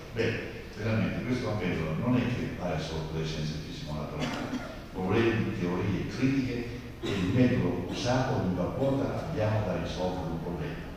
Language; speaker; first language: Italian; native; Italian